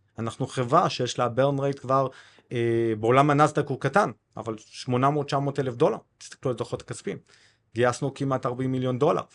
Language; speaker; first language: Hebrew; non-native, fluent; English